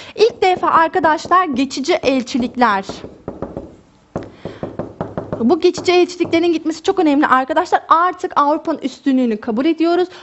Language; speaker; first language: Turkish; native; Turkish